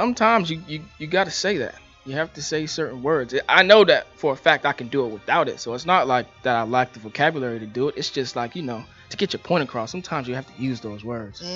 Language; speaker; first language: English; native; English